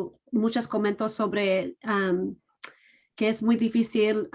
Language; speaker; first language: Spanish; non-native, fluent; English